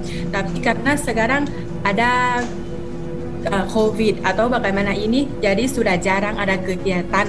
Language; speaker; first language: Indonesian; non-native, fluent; Thai